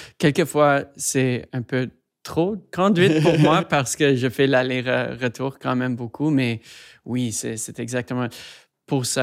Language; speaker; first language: French; non-native, fluent; English